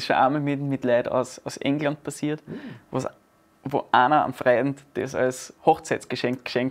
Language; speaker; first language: German; native; German